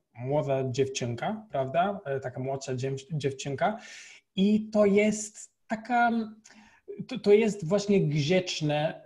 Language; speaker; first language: Polish; non-native, fluent; Portuguese